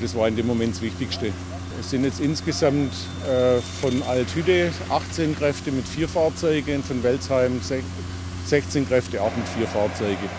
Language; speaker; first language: German; native; German